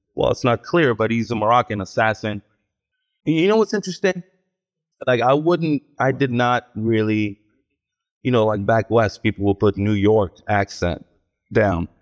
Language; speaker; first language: English; early bilingual, heritage; Hebrew